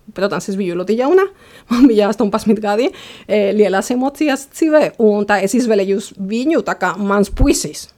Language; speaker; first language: Latvian; non-native, fluent; Spanish